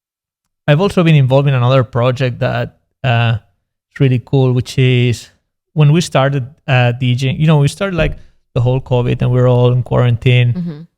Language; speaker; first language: English; non-native, fluent; Spanish